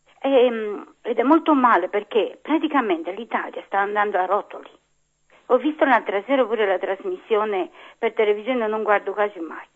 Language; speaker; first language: Italian; non-native, fluent; Romanian